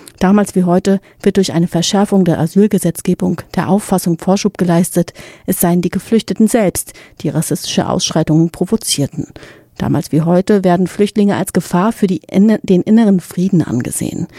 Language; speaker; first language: German; native; German